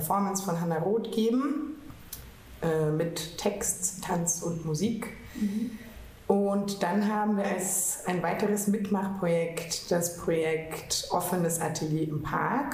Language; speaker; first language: German; native; German